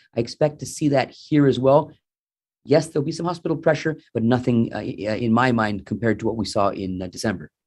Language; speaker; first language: English; native; English